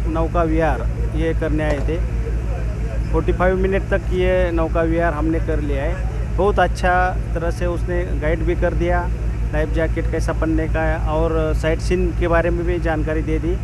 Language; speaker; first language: Hindi; non-native, local second language; Marathi